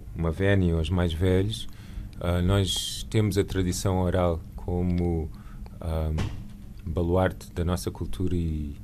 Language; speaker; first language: Portuguese; native; Portuguese